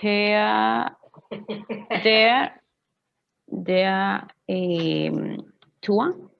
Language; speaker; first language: German; non-native, learner; Spanish